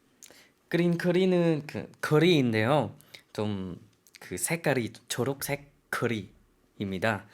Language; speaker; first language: Korean; non-native, fluent; Thai